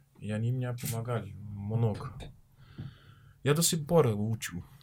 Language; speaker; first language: Russian; non-native, learner; Portuguese